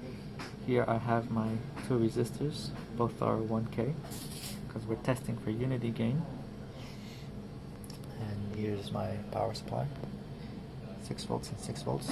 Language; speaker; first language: English; native; English